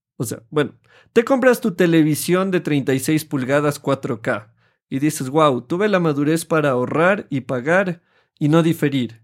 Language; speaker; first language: Spanish; native; Spanish